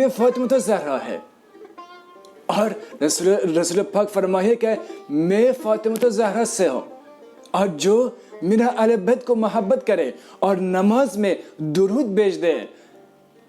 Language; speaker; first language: Urdu; non-native, fluent; Persian